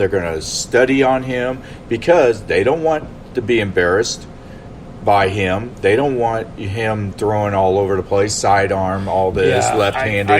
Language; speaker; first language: English; native; English